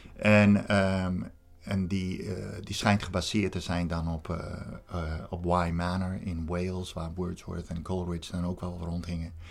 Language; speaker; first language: Dutch; native; Dutch